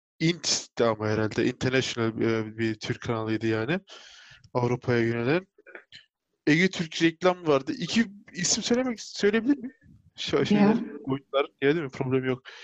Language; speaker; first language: Turkish; early bilingual, heritage; Turkish